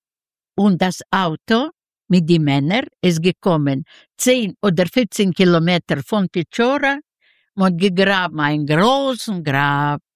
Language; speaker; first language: German; non-native, learner; Yiddish